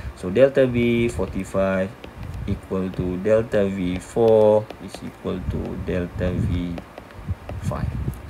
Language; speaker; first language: English; non-native, local second language; Malay